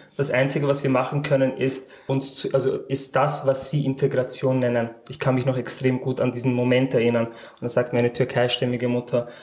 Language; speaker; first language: German; early bilingual, other home language; Turkish